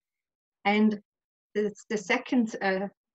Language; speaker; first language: English; non-native, fluent; German